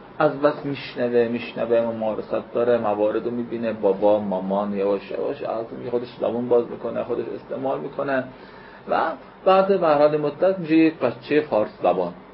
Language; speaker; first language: Persian; native; Persian